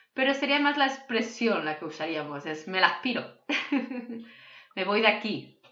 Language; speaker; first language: Spanish; non-native, local second language; Catalan